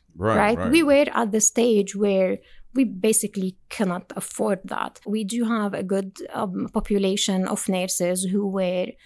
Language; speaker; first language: English; non-native, fluent; Arabic